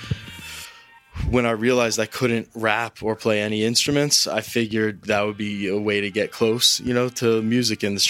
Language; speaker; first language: English; native; English